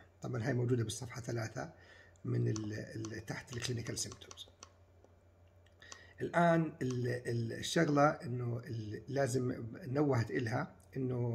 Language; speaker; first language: Arabic; native; Arabic